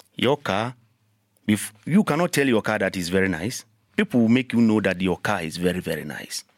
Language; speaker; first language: English; non-native, learner; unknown